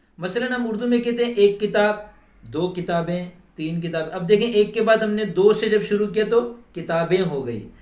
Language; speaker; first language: Urdu; native; Urdu